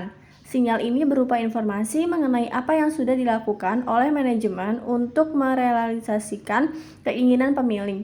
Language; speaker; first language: Indonesian; native; Indonesian